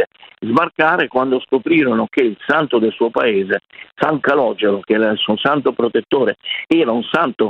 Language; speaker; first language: Italian; native; Italian